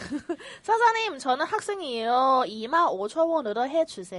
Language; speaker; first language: Korean; non-native, learner; Cantonese